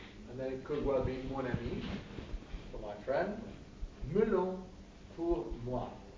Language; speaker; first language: English; native; English